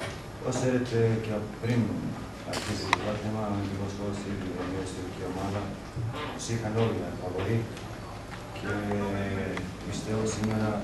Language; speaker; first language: Greek; non-native, fluent; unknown